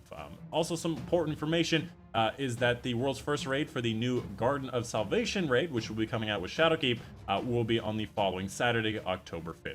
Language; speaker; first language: English; native; English